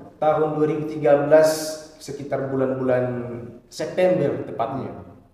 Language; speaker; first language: Indonesian; non-native, local second language; Batak Toba